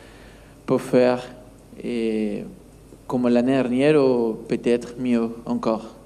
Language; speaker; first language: French; non-native, learner; Spanish